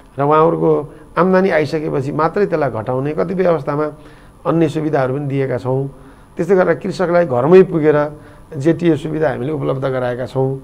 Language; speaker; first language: Nepali; native; Nepali